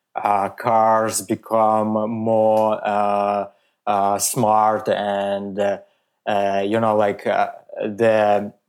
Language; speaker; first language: English; non-native, learner; Russian